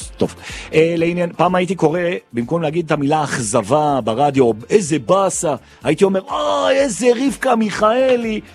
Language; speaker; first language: Hebrew; native; Hebrew